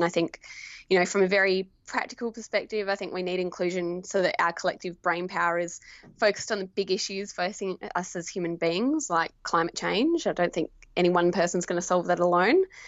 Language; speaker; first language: English; native; English